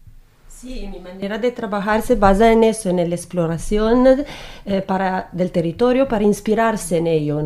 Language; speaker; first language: Spanish; non-native, learner; Italian